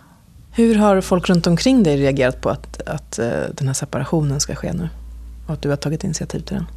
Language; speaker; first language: Swedish; native; Swedish